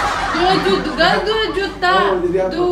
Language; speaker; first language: Indonesian; non-native, learner; Russian